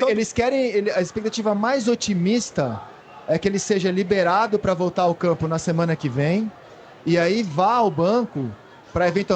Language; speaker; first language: Portuguese; native; Portuguese